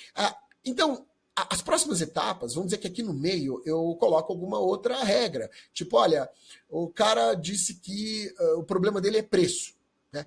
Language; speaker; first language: Portuguese; native; Portuguese